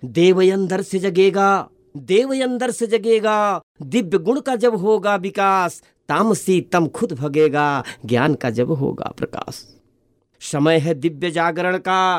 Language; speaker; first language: Hindi; native; Hindi